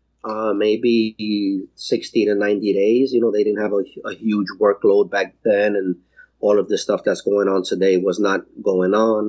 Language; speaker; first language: English; native; English